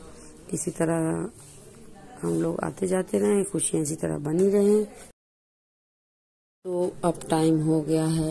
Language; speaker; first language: Hindi; native; Hindi